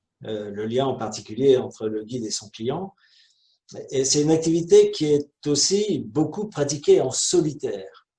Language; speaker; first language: French; native; French